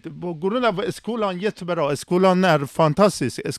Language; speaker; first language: Swedish; non-native, learner; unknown